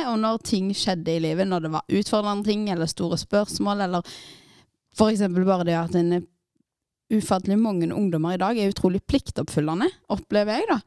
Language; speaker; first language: Norwegian; native; Norwegian